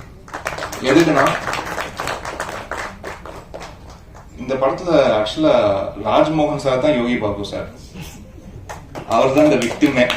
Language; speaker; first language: Tamil; native; Tamil